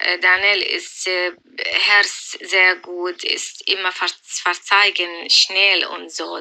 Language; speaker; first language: German; non-native, learner; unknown